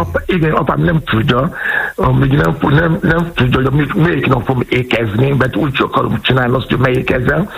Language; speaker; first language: Hungarian; non-native, fluent; Yoruba